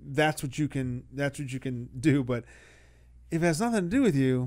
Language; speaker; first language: English; native; English